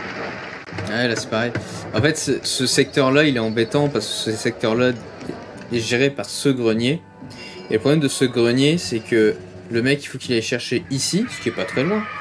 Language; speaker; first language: French; native; French